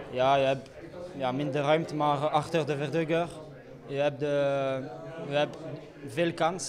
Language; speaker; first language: Dutch; non-native, learner; Italian